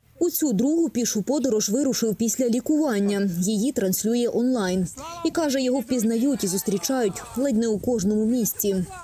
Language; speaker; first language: Ukrainian; native; Ukrainian